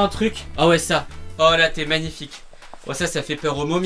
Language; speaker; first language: French; native; French